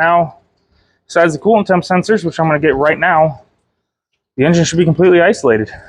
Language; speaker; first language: English; native; English